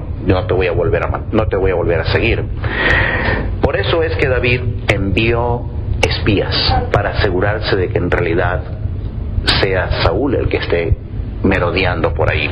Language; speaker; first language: Spanish; native; Spanish